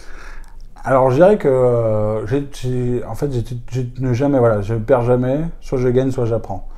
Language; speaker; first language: French; native; French